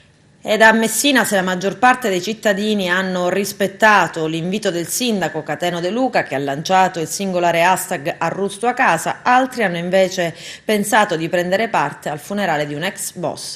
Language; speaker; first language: Italian; native; Italian